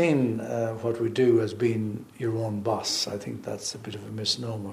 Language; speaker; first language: English; native; English